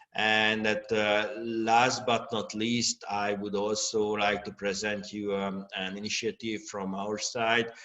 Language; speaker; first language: English; non-native, fluent; Hungarian